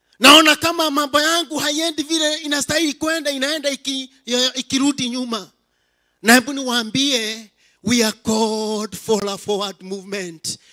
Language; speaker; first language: Swahili; non-native, local second language; Kikuyu